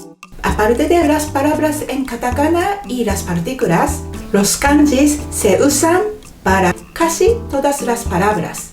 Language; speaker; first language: Spanish; non-native, fluent; Japanese